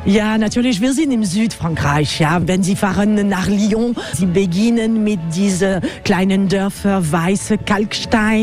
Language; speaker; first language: German; non-native, learner; French